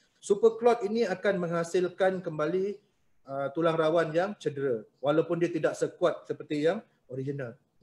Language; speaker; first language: Malay; native; Malay